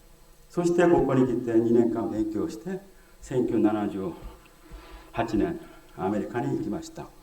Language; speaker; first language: Japanese; non-native, fluent; Korean